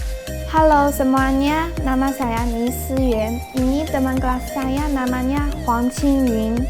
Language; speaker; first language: Indonesian; non-native, fluent; Chinese